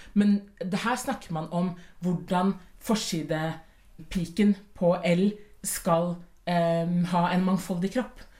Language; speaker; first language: Norwegian; native; Norwegian